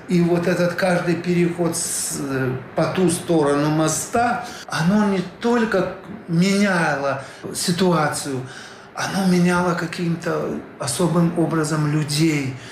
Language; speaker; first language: Russian; non-native, local second language; Tajik